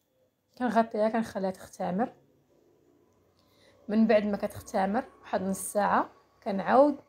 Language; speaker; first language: Arabic; native; Arabic